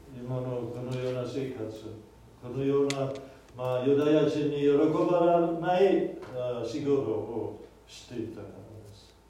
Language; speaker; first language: Japanese; non-native, fluent; German